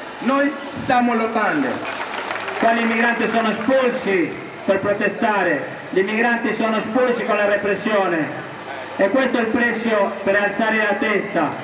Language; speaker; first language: Italian; non-native, fluent; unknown